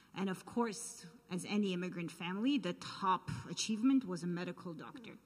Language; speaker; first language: English; early bilingual, other home language; Armenian